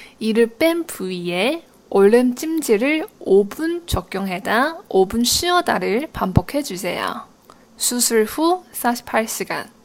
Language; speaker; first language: Korean; non-native, fluent; Chinese